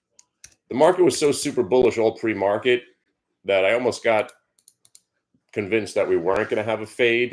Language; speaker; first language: English; native; English